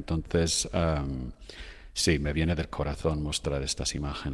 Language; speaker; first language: Spanish; non-native, fluent; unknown